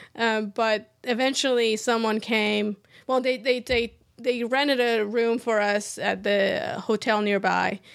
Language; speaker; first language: English; early bilingual, other home language; Persian